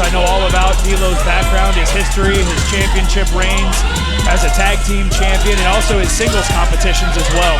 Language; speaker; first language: English; native; English